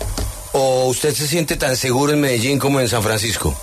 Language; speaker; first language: Spanish; native; Spanish